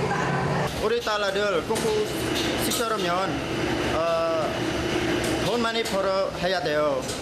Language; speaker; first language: Korean; non-native, learner; Khmer